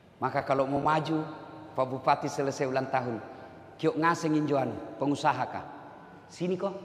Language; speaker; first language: Indonesian; non-native, local second language; Buginese